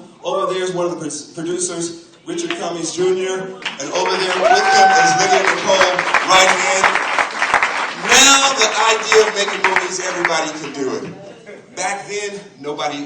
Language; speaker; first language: English; native; English